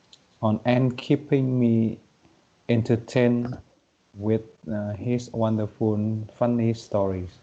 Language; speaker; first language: English; non-native, learner; Vietnamese